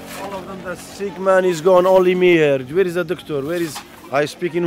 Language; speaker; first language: English; non-native, learner; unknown